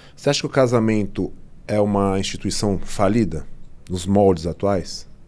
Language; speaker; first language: Portuguese; native; Portuguese